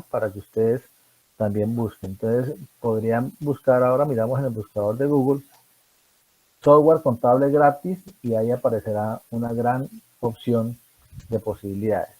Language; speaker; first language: Spanish; native; Spanish